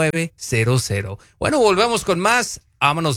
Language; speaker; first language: Spanish; native; Spanish